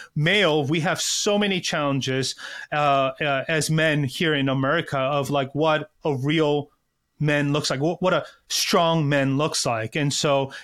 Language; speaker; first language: English; early bilingual, other home language; Korean